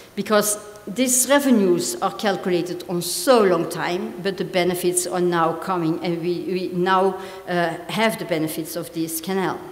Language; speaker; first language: English; non-native, fluent; Dutch